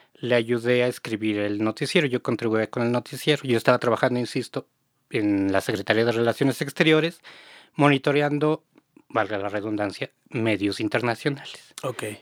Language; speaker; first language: Spanish; native; Spanish